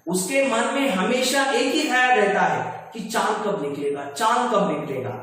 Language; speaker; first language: Hindi; non-native, local second language; Marathi